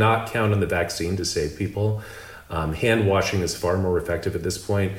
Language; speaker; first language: English; native; English